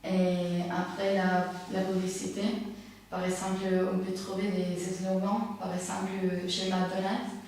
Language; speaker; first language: French; non-native, fluent; Spanish